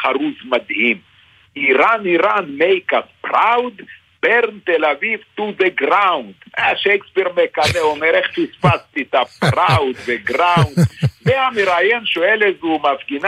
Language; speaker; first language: Hebrew; non-native, fluent; Lithuanian